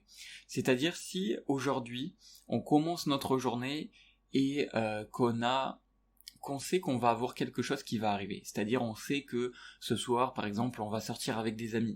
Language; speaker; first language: French; native; French